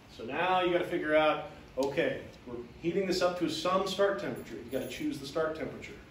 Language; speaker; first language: English; native; English